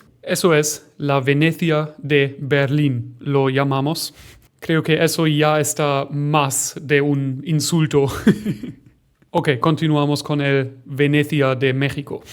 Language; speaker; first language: Spanish; non-native, fluent; German